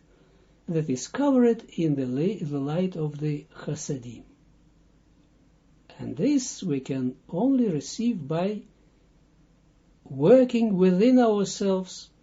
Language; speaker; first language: English; non-native, fluent; Dutch